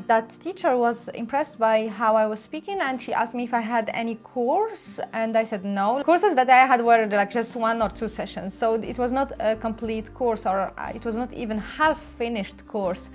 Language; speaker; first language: English; non-native, local second language; Arabic